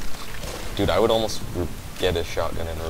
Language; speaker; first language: English; native; English